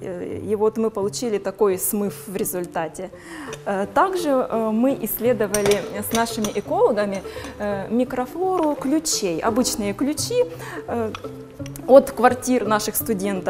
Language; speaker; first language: Russian; native; Russian